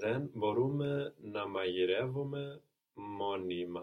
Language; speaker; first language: Greek; non-native, learner; English